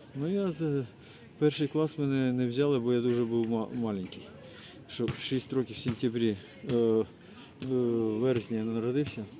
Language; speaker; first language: Ukrainian; non-native, local second language; Russian